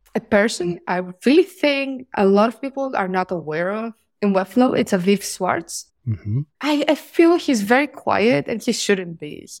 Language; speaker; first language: English; non-native, fluent; Greek